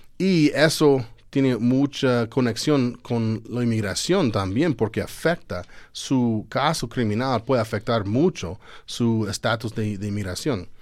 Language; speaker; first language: Spanish; non-native, fluent; English